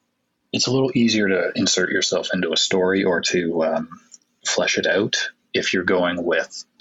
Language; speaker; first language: English; native; English